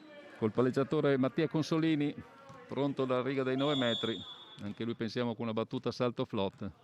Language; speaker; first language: Italian; native; Italian